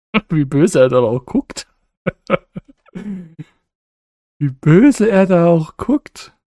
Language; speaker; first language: German; native; German